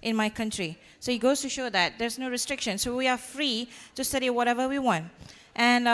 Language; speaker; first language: English; non-native, local second language; Malay